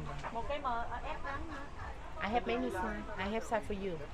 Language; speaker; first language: English; non-native, learner; Vietnamese